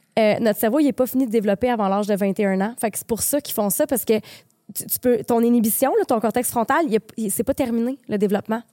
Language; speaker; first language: French; native; French